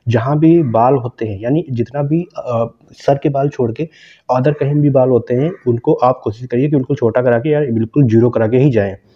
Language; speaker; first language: Hindi; native; Hindi